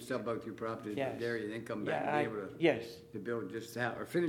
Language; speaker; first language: English; native; English